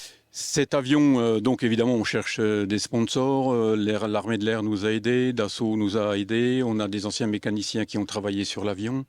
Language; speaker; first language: French; native; French